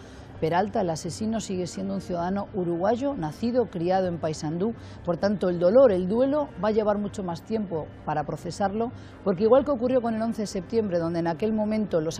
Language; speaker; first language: Spanish; native; Spanish